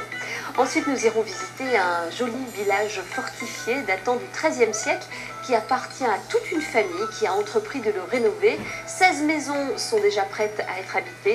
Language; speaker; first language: French; native; French